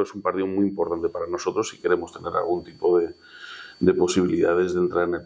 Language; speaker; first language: Spanish; native; Spanish